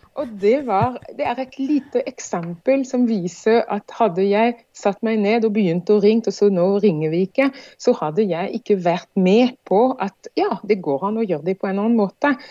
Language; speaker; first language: Norwegian; non-native, fluent; French